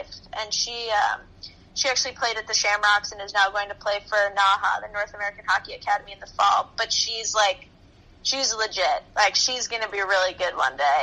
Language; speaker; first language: English; native; English